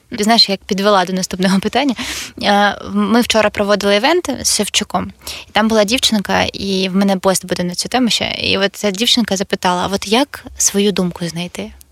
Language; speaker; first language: Ukrainian; non-native, local second language; Russian